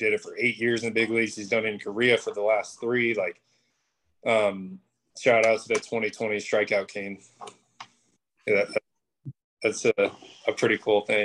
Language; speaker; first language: English; native; English